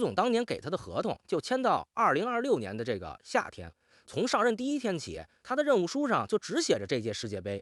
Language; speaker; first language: Chinese; native; Chinese